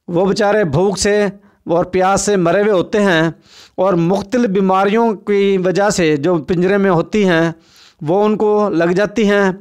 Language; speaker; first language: Urdu; non-native, local second language; Saraiki